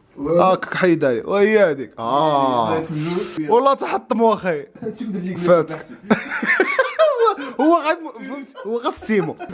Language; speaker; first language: Arabic; native; Arabic